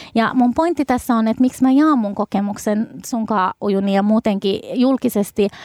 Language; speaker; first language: Finnish; early bilingual, other home language; Arabic